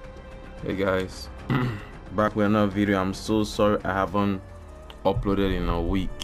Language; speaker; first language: English; native; English